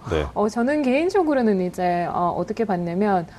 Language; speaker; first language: Korean; non-native, fluent; Russian